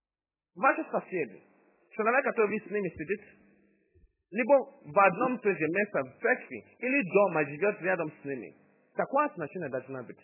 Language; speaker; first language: Russian; non-native, fluent; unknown